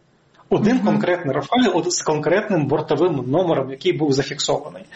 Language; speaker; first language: Ukrainian; native; Ukrainian